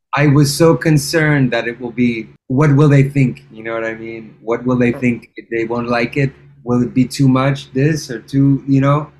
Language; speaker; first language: English; native; English